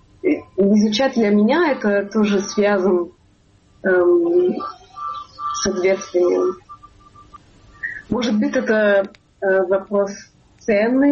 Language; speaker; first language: Russian; non-native, fluent; German